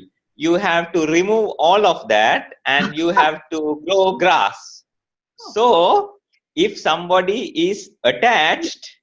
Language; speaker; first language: English; non-native, local second language; Sinhala